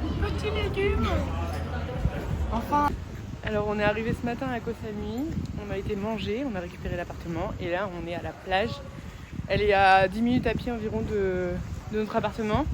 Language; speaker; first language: French; native; French